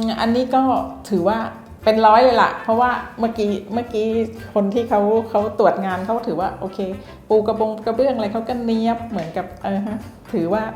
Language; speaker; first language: Thai; native; Thai